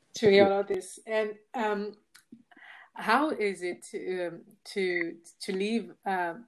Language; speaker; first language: English; non-native, fluent; French